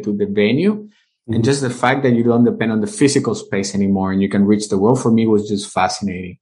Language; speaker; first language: English; non-native, fluent; Spanish